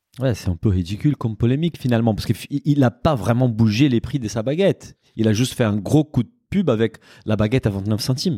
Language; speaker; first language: French; non-native, fluent; Portuguese